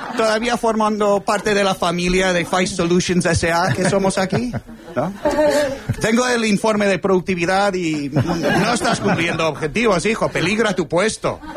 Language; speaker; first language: Spanish; non-native, fluent; English